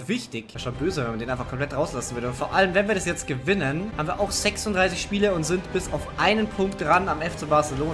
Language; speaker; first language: German; native; German